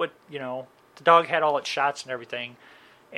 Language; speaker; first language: English; native; English